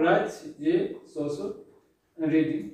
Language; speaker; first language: English; non-native, learner; Turkmen